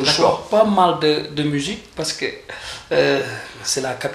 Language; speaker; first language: French; non-native, local second language; Wolof